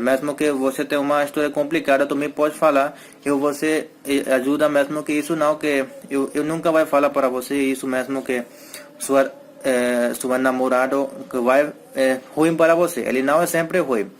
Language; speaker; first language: Portuguese; non-native, learner; Hindi